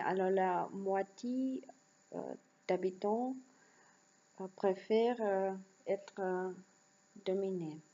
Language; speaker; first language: French; non-native, learner; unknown